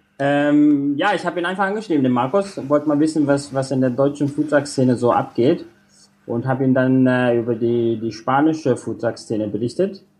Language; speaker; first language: German; non-native, fluent; Spanish